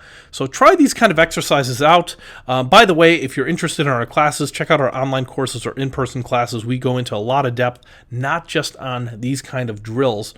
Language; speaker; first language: English; native; English